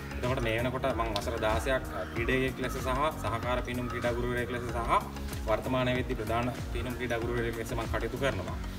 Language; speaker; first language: Sinhala; native; Sinhala